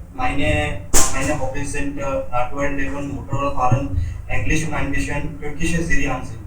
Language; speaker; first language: German; non-native, learner; Hindi